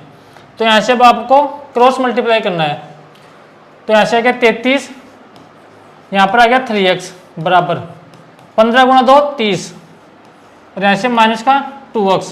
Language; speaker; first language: Hindi; native; Hindi